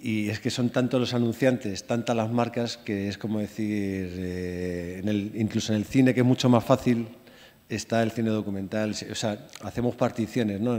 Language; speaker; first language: Spanish; native; Spanish